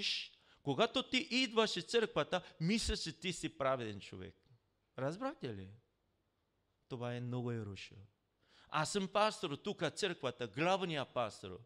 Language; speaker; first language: Bulgarian; non-native, learner; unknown